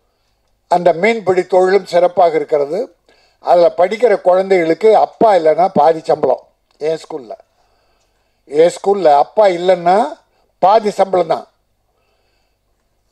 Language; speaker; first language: Tamil; native; Tamil